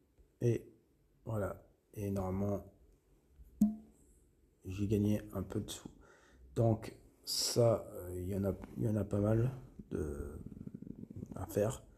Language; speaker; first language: French; native; French